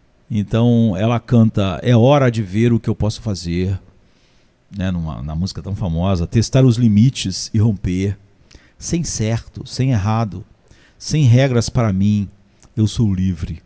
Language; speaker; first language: Portuguese; native; Portuguese